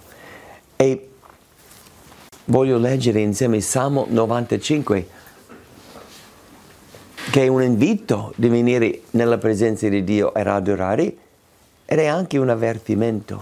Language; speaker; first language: Italian; non-native, fluent; English